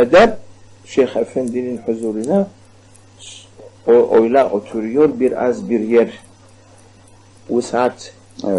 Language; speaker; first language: Turkish; non-native, learner; Arabic